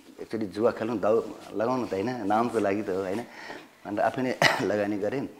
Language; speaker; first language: Nepali; native; Nepali